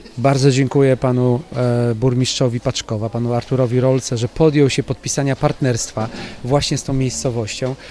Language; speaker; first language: Polish; native; Polish